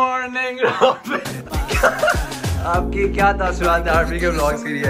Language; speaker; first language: Urdu; native; Urdu